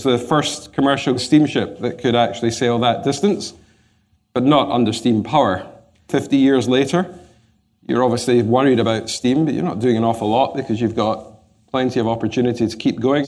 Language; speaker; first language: English; native; English